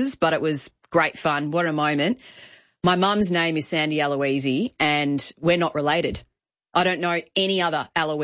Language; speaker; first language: English; native; English